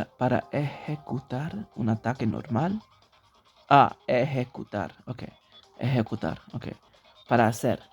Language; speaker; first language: Spanish; early bilingual, heritage; English